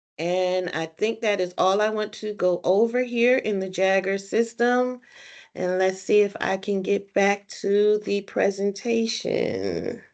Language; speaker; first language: English; native; English